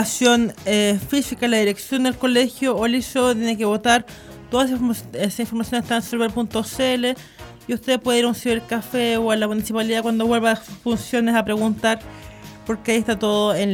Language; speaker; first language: Spanish; native; Spanish